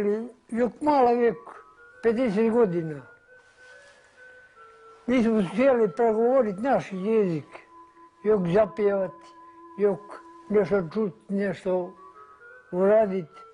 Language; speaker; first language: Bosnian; early bilingual, heritage; Bosnian